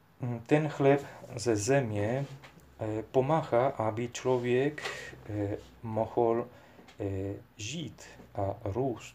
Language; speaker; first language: Czech; non-native, fluent; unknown